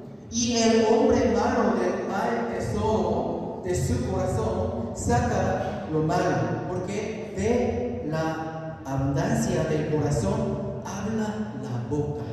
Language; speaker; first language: Spanish; native; Spanish